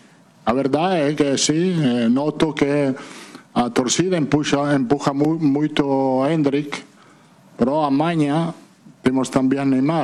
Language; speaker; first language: Portuguese; non-native, fluent; Italian